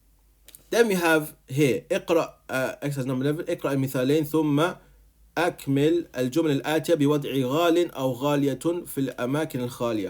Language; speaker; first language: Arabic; non-native, fluent; English